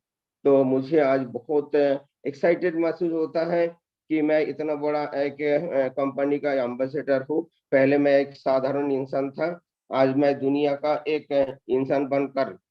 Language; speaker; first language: Hindi; non-native, local second language; Bangla